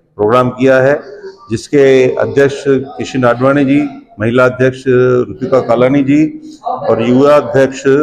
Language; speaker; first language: Hindi; non-native, local second language; Sindhi